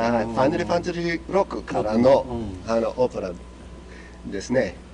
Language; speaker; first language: Japanese; non-native, learner; English